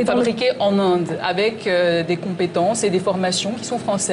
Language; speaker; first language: French; native; French